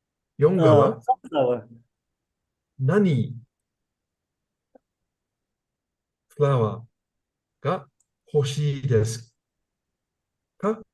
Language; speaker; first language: Japanese; non-native, learner; English